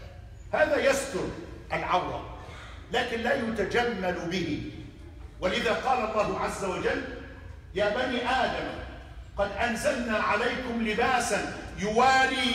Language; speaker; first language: Arabic; native; Arabic